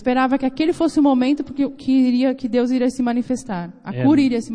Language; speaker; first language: Portuguese; native; Portuguese